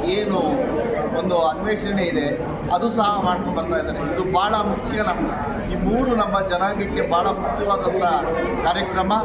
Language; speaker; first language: Kannada; non-native, local second language; Marathi